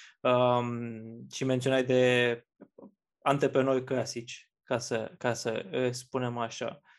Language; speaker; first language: Romanian; native; Romanian